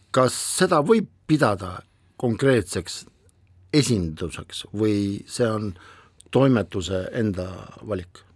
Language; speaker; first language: Estonian; non-native, local second language; Russian